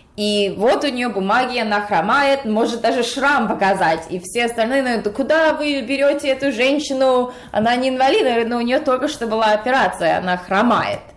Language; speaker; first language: Russian; early bilingual, heritage; Russian